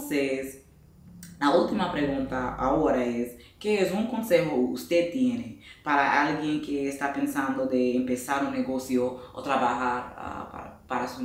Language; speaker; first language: Spanish; non-native, fluent; English